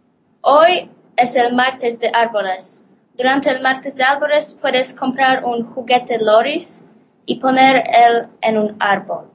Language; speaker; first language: Spanish; non-native, learner; Polish